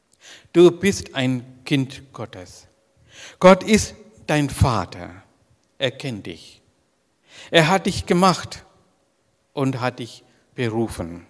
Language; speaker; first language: German; non-native, learner; Sinhala